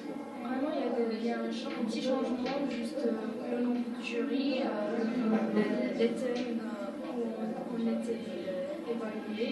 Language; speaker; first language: French; non-native, fluent; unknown